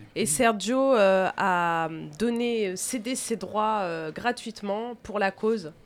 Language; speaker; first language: French; native; French